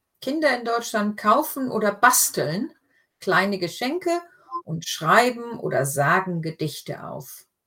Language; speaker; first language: German; native; German